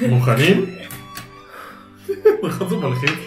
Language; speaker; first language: Hebrew; native; Hebrew